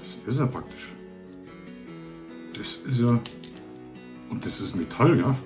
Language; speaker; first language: German; native; German